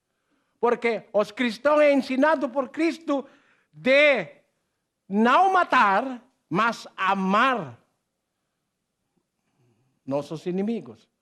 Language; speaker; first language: Portuguese; non-native, learner; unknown